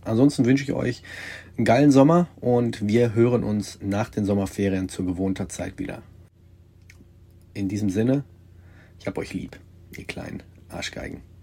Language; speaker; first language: German; native; German